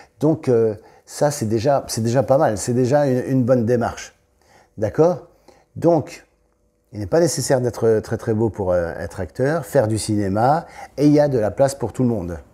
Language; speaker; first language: French; native; French